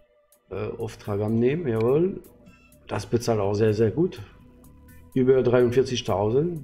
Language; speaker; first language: German; non-native, learner; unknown